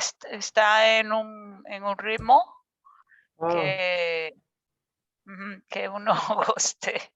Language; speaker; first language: Portuguese; non-native, learner; Spanish